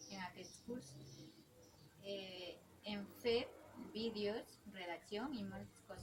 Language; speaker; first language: Catalan; non-native, learner; Spanish